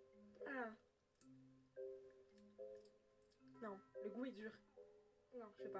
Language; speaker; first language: French; native; French